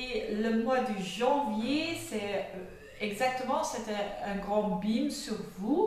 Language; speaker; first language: French; non-native, fluent; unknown